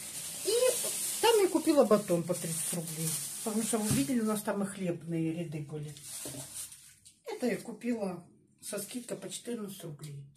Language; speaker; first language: Russian; native; Russian